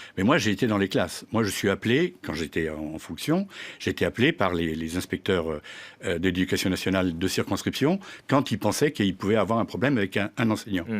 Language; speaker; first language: French; native; French